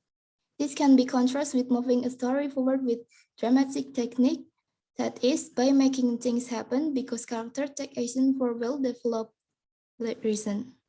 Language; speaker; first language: English; non-native, learner; Indonesian